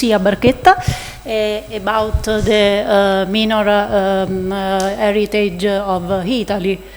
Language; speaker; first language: English; non-native, learner; Italian